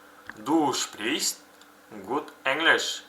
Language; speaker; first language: German; non-native, fluent; Uzbek